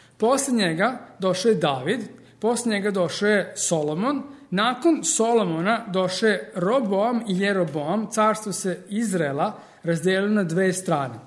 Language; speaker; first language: Serbian; early bilingual, heritage; Serbian